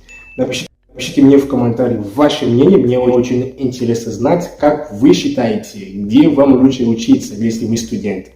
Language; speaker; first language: Russian; non-native, fluent; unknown